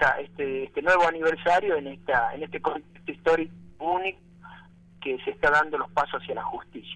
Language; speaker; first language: Spanish; native; Spanish